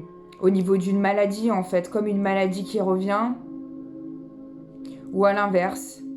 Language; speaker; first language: French; native; French